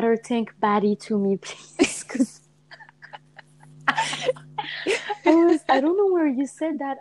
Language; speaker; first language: English; non-native, fluent; French